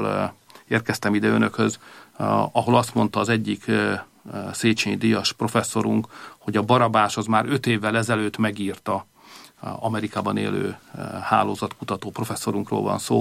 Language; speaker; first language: Hungarian; native; Hungarian